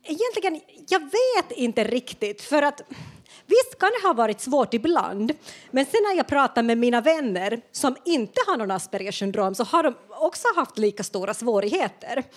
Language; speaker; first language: Swedish; non-native, local second language; Finnish